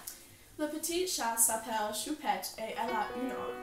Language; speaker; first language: French; non-native, learner; English